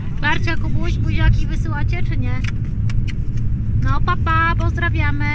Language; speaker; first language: Polish; native; Polish